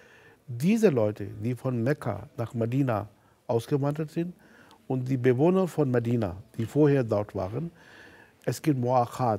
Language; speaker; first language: German; non-native, fluent; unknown